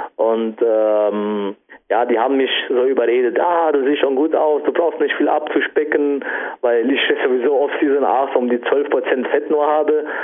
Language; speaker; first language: German; non-native, fluent; Italian